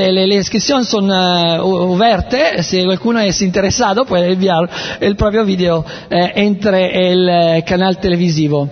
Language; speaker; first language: Spanish; non-native, learner; Italian